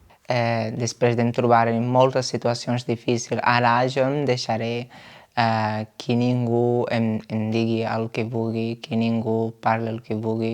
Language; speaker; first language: Catalan; non-native, fluent; Portuguese